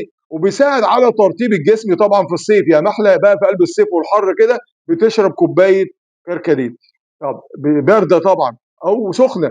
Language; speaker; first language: Arabic; native; Arabic